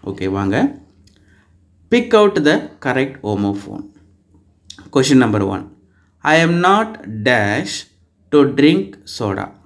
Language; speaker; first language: English; non-native, local second language; Tamil